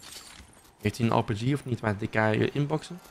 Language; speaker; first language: Dutch; native; Dutch